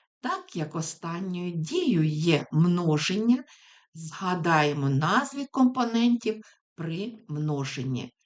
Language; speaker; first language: Ukrainian; native; Ukrainian